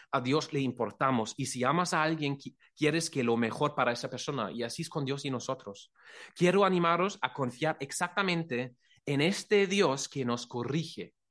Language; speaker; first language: Spanish; non-native, fluent; German